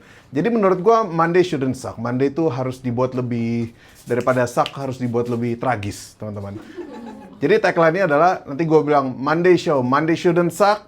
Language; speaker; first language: Indonesian; native; Indonesian